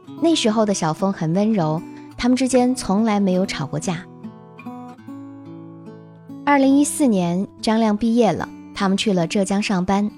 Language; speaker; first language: Chinese; native; Chinese